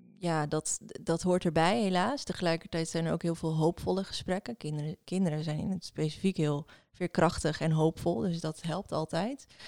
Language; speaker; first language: Dutch; early bilingual, other home language; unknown